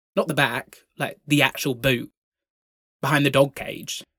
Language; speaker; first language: English; native; English